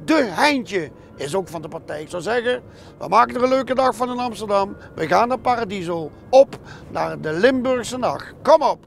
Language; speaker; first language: Dutch; native; Dutch